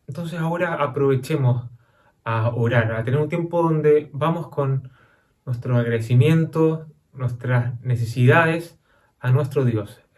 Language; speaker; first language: Spanish; native; Spanish